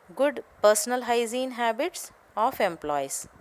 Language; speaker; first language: English; non-native, local second language; Telugu